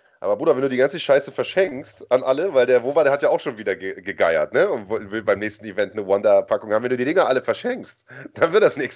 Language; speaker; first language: German; native; German